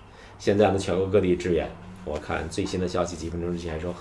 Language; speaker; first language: Chinese; native; Chinese